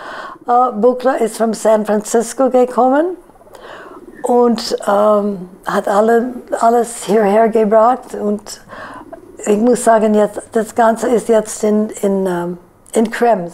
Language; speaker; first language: German; non-native, fluent; English